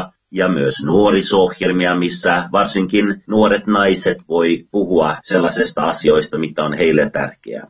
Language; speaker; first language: Finnish; non-native, fluent; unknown